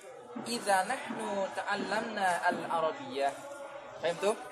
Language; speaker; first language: Arabic; non-native, fluent; Indonesian